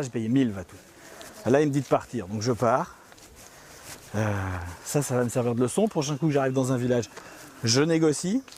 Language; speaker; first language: French; native; French